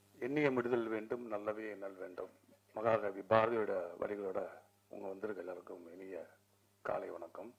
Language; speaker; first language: Tamil; native; Tamil